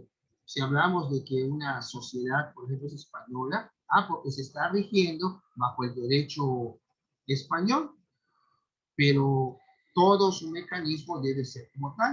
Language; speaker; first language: Spanish; native; Spanish